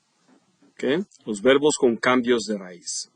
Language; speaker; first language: Spanish; non-native, fluent; English